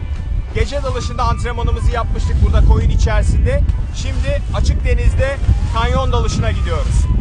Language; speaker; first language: Turkish; native; Turkish